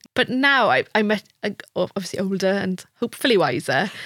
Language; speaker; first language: English; non-native, local second language; Welsh